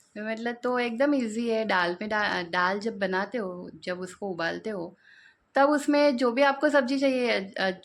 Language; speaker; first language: Hindi; non-native, local second language; Marathi